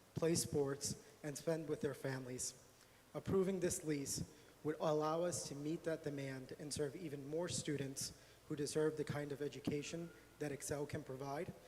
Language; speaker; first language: English; native; English